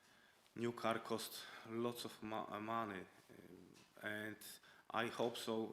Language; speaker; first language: English; non-native, learner; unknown